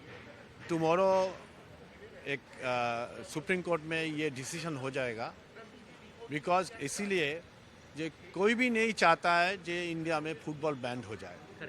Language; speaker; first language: Hindi; non-native, local second language; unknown